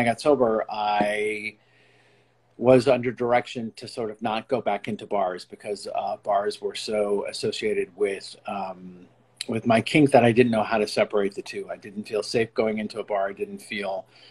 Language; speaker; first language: English; native; English